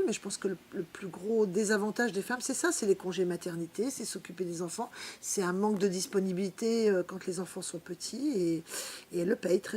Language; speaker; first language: French; native; French